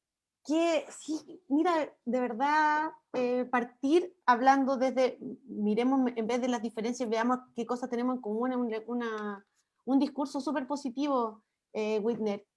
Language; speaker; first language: Spanish; native; Spanish